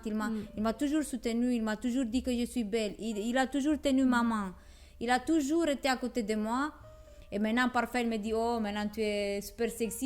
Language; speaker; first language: French; non-native, fluent; Romanian